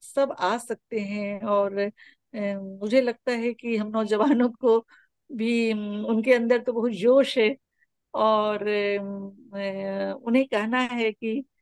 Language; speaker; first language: Hindi; native; Hindi